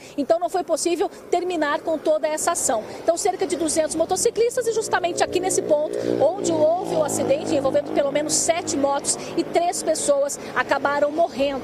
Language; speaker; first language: Portuguese; native; Portuguese